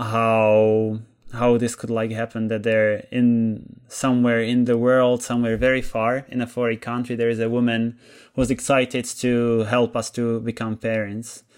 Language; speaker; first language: English; non-native, fluent; Czech